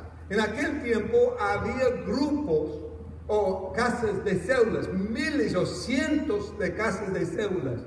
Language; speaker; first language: Spanish; non-native, fluent; English